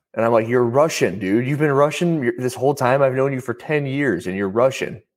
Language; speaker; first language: English; native; English